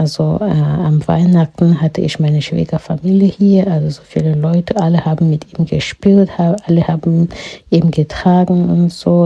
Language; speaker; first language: German; non-native, fluent; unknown